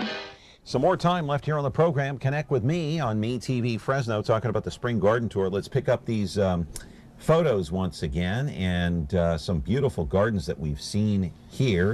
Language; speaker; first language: English; native; English